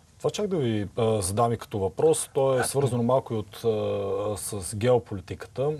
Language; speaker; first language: Bulgarian; native; Bulgarian